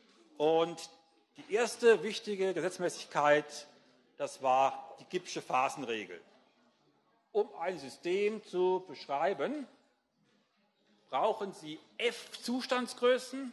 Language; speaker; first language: German; native; German